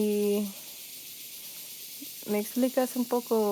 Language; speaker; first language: Spanish; non-native, fluent; English